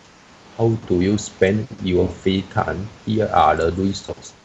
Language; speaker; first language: English; non-native, learner; Chinese